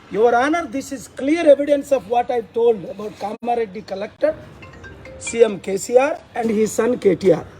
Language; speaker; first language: English; non-native, local second language; Telugu